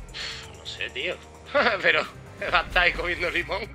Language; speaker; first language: Spanish; native; Spanish